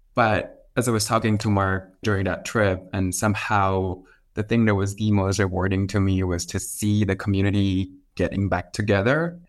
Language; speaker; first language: English; non-native, fluent; Thai